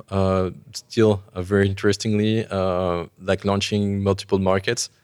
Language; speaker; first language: English; non-native, fluent; French